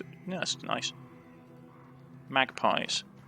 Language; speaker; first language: English; native; English